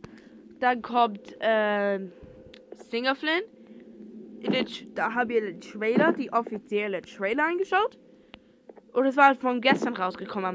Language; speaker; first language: German; non-native, learner; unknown